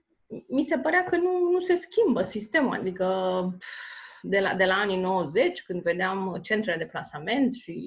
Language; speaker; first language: Romanian; native; Romanian